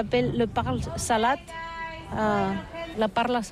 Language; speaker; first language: French; non-native, learner; Catalan